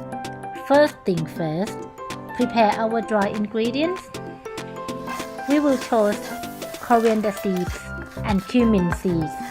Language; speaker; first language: English; non-native, fluent; Thai